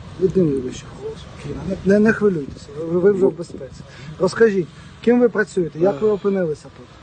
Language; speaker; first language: Ukrainian; native; Ukrainian